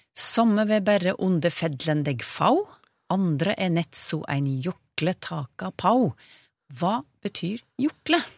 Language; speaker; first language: Norwegian; native; Norwegian